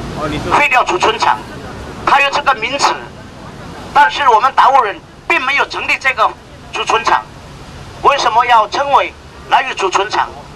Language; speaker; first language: Chinese; non-native, local second language; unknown